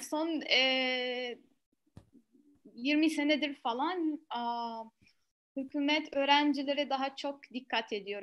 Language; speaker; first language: Turkish; non-native, fluent; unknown